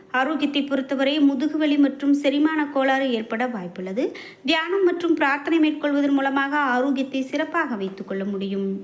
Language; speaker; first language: Tamil; native; Tamil